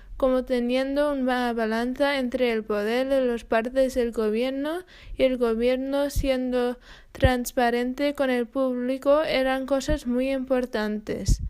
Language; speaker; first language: Spanish; non-native, learner; English